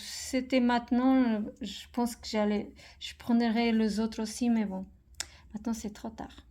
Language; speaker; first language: French; non-native, fluent; Portuguese